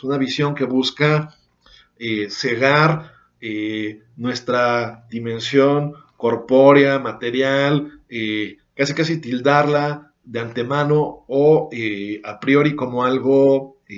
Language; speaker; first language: Spanish; native; Spanish